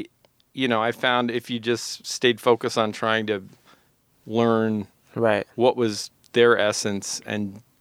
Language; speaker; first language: English; native; English